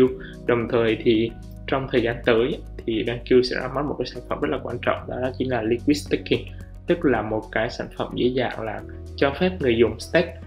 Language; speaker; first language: Vietnamese; native; Vietnamese